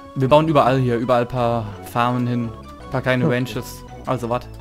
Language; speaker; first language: German; native; German